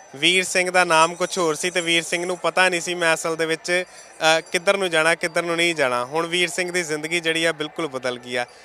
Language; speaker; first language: Punjabi; native; Punjabi